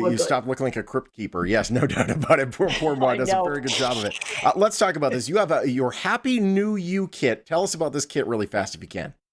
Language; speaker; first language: English; native; English